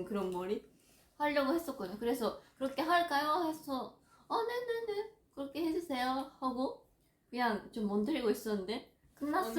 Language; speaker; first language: Korean; non-native, fluent; Japanese